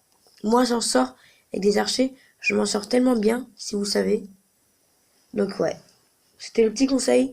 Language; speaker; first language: French; native; French